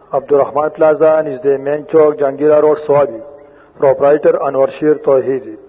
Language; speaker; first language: Urdu; non-native, local second language; Punjabi